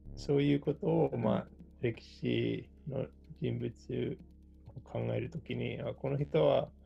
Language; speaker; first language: Japanese; non-native, fluent; Finnish